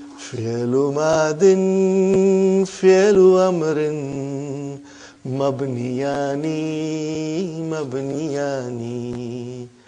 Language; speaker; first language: Arabic; non-native, fluent; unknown